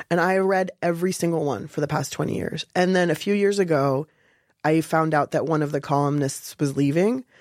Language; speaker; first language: English; native; English